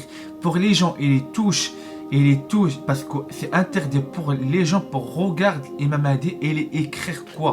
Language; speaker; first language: French; non-native, learner; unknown